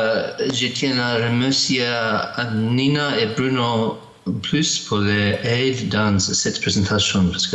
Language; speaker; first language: French; non-native, learner; English